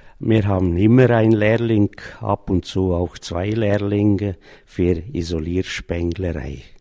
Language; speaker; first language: German; non-native, fluent; Slovenian